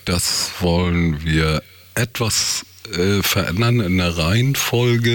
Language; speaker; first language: German; native; German